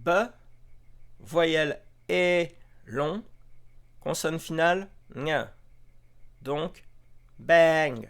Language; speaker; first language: French; native; French